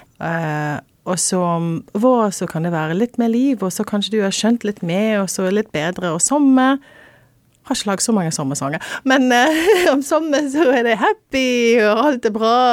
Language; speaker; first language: Norwegian; non-native, fluent; English